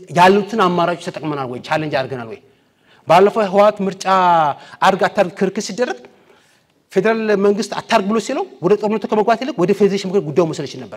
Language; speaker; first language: Amharic; non-native, local second language; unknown